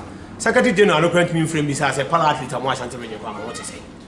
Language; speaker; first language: English; non-native, local second language; Akan